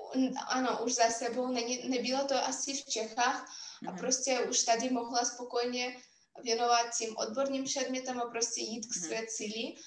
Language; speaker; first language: Czech; non-native, fluent; Russian